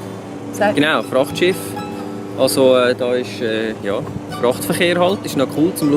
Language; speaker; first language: German; native; German